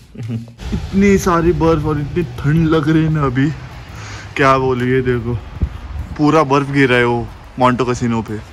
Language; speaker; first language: Hindi; non-native, local second language; Marathi